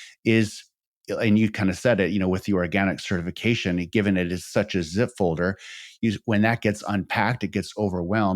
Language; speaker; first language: English; native; English